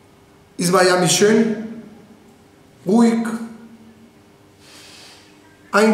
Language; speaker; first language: German; non-native, fluent; Hebrew